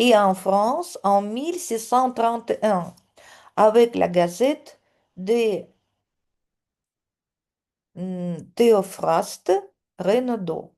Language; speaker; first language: French; non-native, fluent; Russian